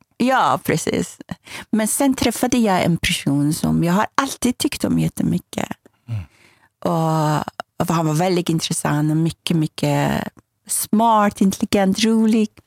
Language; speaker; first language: Swedish; non-native, fluent; Persian